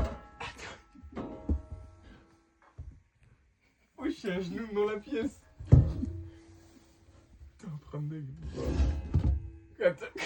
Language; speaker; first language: French; native; French